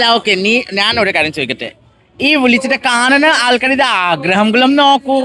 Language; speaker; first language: Malayalam; non-native, fluent; Assamese